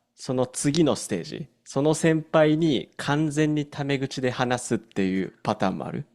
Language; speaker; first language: Japanese; native; Japanese